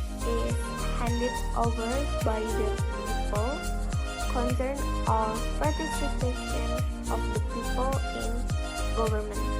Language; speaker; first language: English; non-native, learner; Indonesian